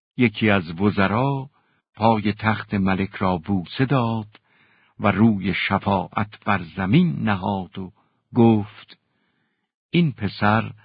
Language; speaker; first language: Persian; native; Persian